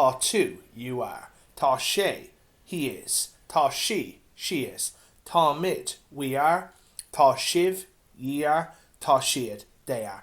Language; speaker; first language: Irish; non-native, local second language; English